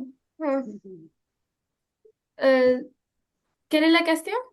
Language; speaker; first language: French; non-native, learner; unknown